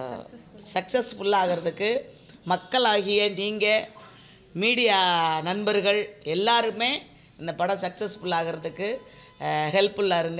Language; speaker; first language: Tamil; native; Tamil